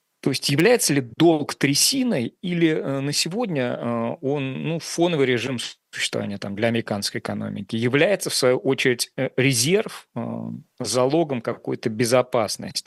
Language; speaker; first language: Russian; native; Russian